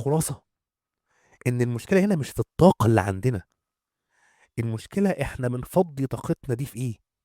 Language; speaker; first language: Arabic; native; Arabic